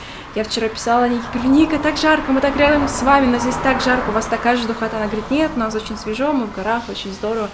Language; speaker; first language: Russian; native; Russian